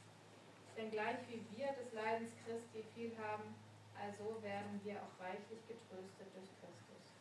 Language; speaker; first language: German; native; German